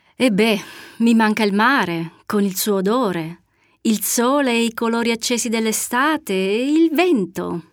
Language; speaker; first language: Italian; native; Italian